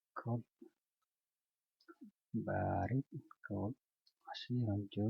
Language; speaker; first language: English; non-native, fluent; Indonesian